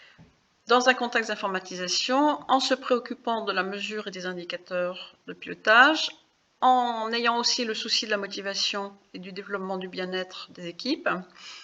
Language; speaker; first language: French; native; French